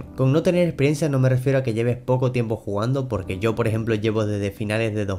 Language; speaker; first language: Spanish; native; Spanish